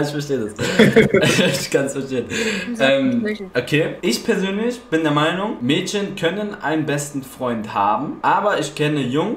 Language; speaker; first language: German; native; German